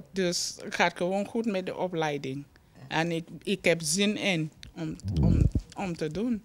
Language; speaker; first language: Dutch; non-native, learner; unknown